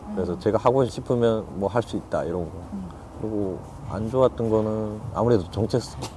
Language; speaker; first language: Korean; native; Korean